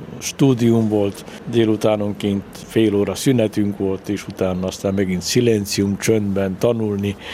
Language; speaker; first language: Hungarian; native; Hungarian